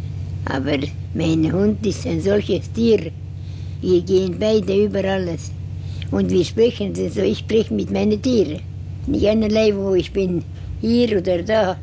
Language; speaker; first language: German; non-native, learner; Estonian